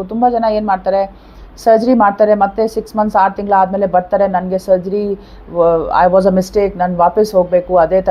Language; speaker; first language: Kannada; non-native, learner; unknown